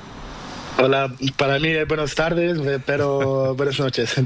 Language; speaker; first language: Spanish; non-native, learner; Portuguese